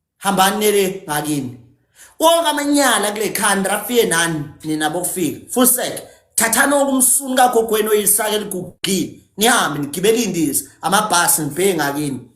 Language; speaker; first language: Zulu; native; Zulu